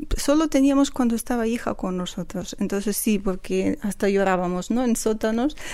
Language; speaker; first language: Spanish; non-native, fluent; Ukrainian